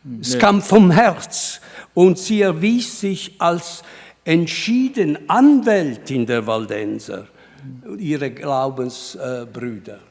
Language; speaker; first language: German; non-native, fluent; Italian